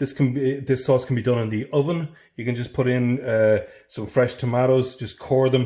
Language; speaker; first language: English; native; English